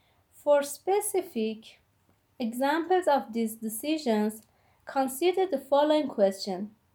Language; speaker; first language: English; non-native, fluent; Persian